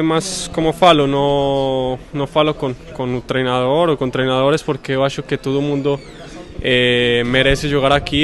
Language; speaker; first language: Portuguese; non-native, fluent; Spanish